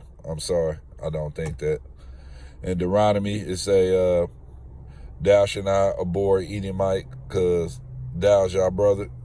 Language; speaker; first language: English; native; English